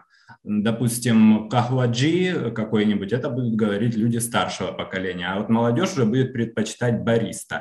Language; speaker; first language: Russian; native; Russian